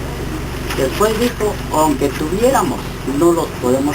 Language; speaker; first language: Spanish; non-native, local second language; Kʼicheʼ